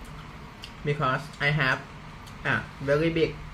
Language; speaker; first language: English; non-native, learner; Thai